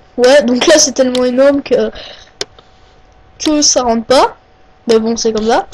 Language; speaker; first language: French; native; French